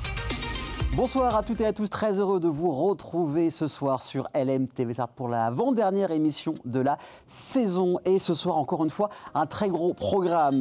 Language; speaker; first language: French; native; French